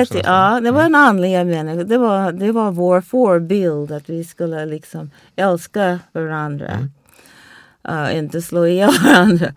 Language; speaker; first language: Swedish; non-native, fluent; English